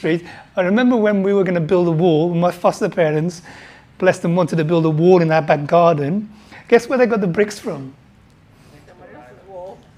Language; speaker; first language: English; native; English